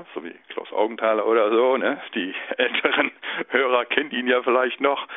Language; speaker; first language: German; native; German